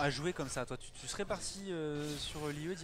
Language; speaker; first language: French; native; French